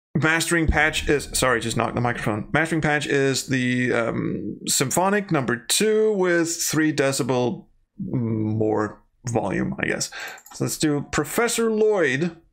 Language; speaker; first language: English; non-native, fluent; Danish